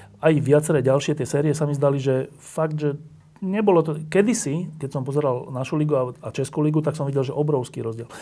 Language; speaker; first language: Slovak; native; Slovak